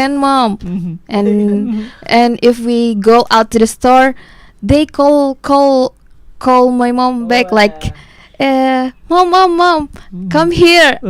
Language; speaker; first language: English; non-native, learner; Indonesian